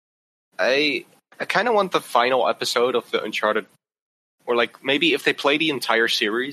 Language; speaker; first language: English; non-native, fluent; Dutch